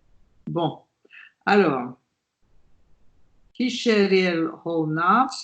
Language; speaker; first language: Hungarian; non-native, learner; French